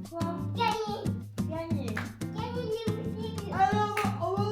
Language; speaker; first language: French; native; French